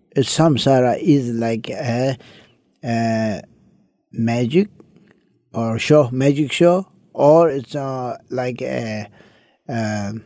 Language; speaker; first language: English; early bilingual, other home language; Chinese